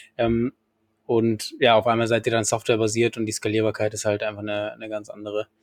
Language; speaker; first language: German; non-native, fluent; Spanish